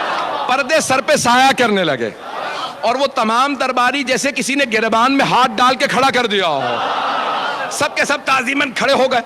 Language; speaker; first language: Urdu; native; Urdu